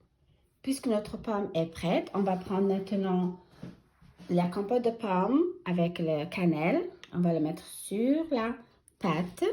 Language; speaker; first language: French; non-native, fluent; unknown